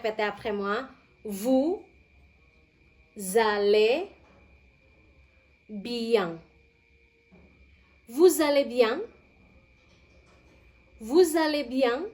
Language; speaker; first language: French; non-native, fluent; Indonesian